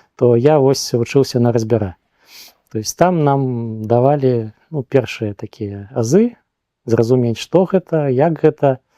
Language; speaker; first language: Belarusian; non-native, local second language; Russian